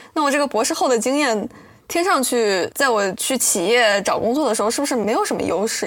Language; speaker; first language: Chinese; native; Chinese